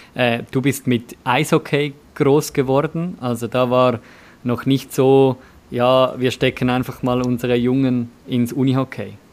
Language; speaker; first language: German; native; German